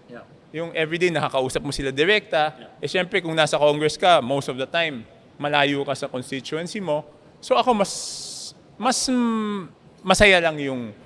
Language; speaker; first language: Filipino; native; Filipino